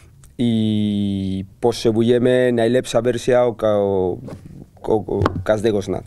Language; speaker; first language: Polish; non-native, learner; Spanish